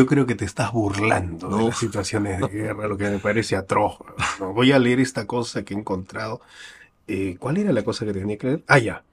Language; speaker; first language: Spanish; native; Spanish